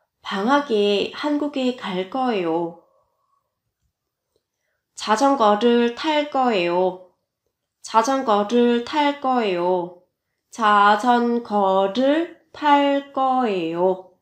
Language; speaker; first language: Korean; non-native, fluent; Vietnamese